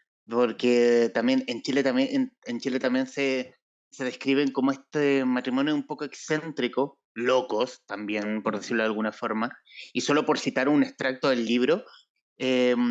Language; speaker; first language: Spanish; native; Spanish